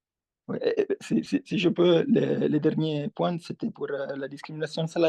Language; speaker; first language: French; non-native, fluent; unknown